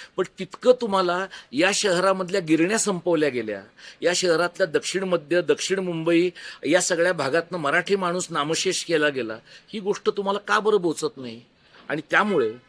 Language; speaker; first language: Marathi; native; Marathi